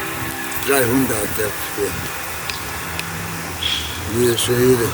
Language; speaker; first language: German; non-native, learner; Bosnian